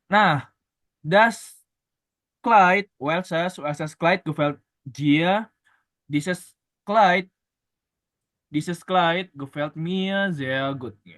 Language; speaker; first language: German; non-native, fluent; Indonesian